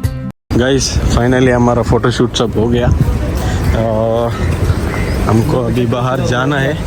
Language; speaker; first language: Hindi; non-native, local second language; Kannada